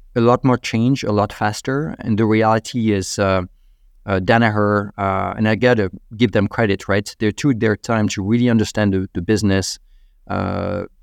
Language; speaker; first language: English; non-native, fluent; French